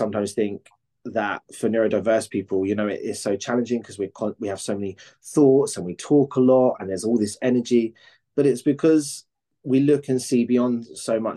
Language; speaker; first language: English; native; English